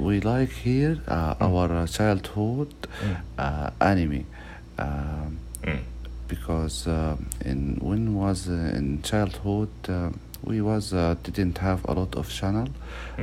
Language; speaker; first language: English; non-native, learner; Arabic